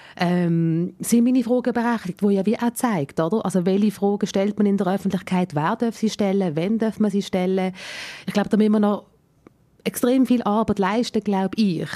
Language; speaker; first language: German; early bilingual, other home language; Malayalam